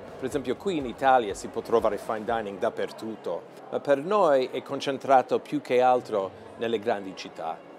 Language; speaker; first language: Italian; non-native, fluent; English